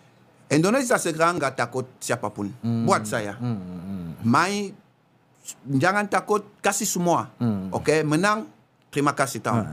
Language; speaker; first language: Indonesian; non-native, learner; Japanese